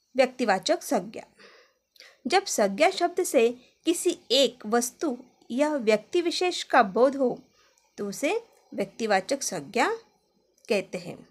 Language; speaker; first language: Hindi; non-native, local second language; Marathi